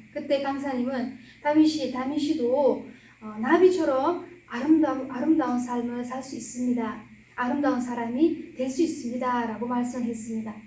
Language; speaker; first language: Korean; non-native, fluent; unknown